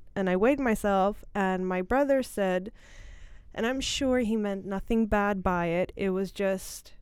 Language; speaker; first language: English; non-native, fluent; Swedish